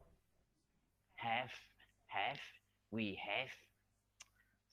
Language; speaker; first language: English; non-native, learner; Vietnamese